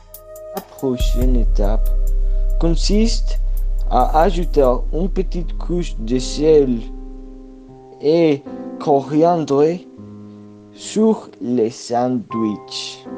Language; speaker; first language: French; non-native, learner; Spanish